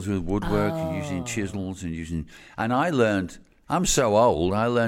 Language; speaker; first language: English; native; English